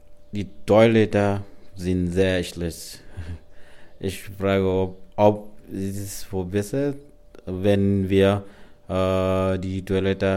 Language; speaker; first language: German; non-native, learner; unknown